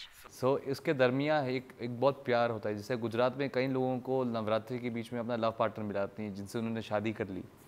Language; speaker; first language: Hindi; native; Hindi